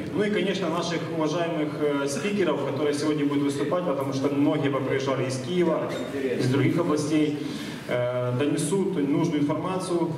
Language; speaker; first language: Russian; native; Russian